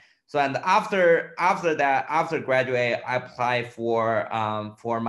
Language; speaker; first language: English; non-native, fluent; Chinese